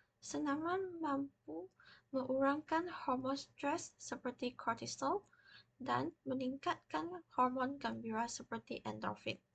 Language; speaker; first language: Malay; non-native, local second language; Chinese